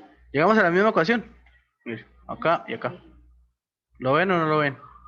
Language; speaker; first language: Spanish; native; Spanish